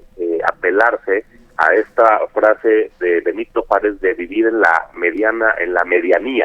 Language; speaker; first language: Spanish; native; Spanish